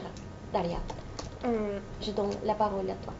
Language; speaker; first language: French; non-native, fluent; Russian